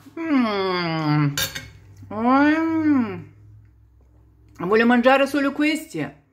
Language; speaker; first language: Italian; non-native, local second language; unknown